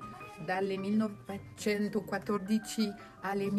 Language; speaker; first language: Italian; non-native, learner; French